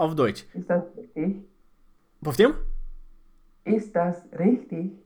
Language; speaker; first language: German; non-native, fluent; Romanian